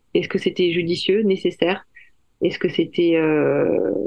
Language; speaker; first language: French; native; French